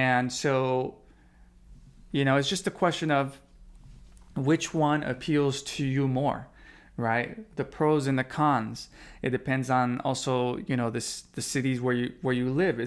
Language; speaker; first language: English; native; English